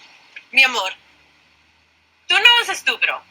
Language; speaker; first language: Spanish; non-native, learner; English